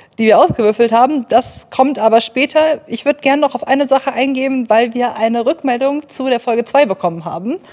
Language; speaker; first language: German; native; German